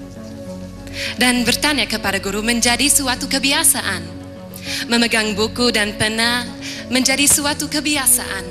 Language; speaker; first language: Malay; non-native, fluent; English